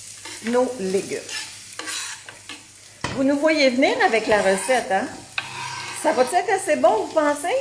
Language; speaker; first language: French; native; French